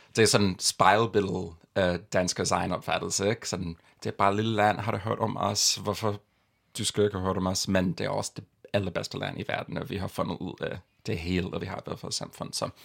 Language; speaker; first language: Danish; non-native, fluent; English